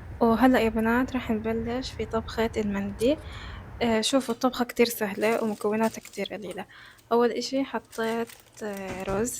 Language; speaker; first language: Arabic; native; Arabic